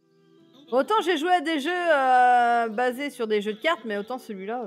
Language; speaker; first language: French; native; French